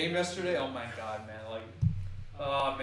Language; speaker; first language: English; native; English